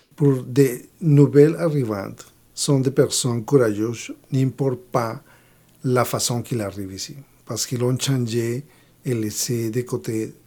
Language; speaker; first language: French; non-native, learner; Spanish